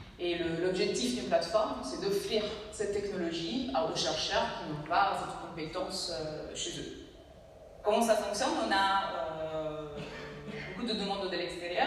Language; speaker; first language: French; non-native, fluent; Italian